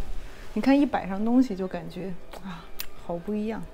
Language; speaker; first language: Chinese; native; Chinese